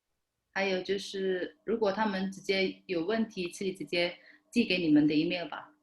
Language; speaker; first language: Chinese; non-native, fluent; Indonesian